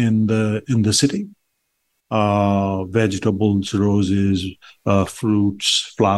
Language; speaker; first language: English; non-native, local second language; Bangla